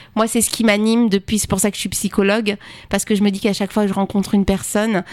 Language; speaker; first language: French; native; French